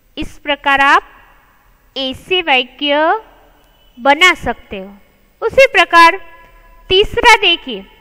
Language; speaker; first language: Hindi; non-native, local second language; Gujarati